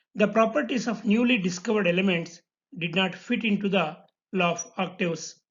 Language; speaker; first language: English; non-native, local second language; Kannada